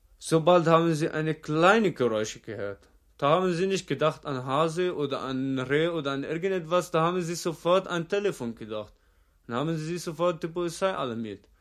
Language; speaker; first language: German; non-native, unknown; Arabic